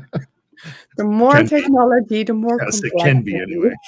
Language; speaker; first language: English; non-native, fluent; Dutch